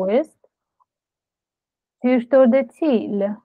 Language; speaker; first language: Swedish; non-native, fluent; Russian